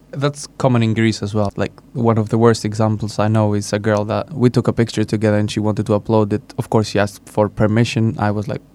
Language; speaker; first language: English; non-native, fluent; Greek